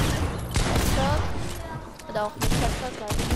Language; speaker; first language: German; native; German